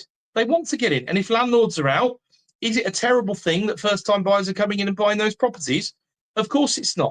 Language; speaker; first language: English; native; English